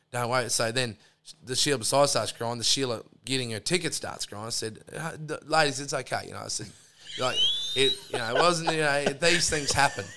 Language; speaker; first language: English; native; English